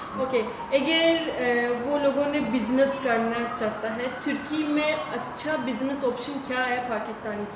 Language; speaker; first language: Hindi; non-native, learner; Turkish